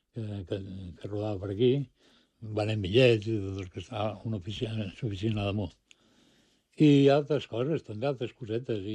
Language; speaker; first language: Catalan; early bilingual, other home language; Spanish